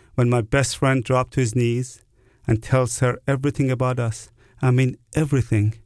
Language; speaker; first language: English; non-native, fluent; Persian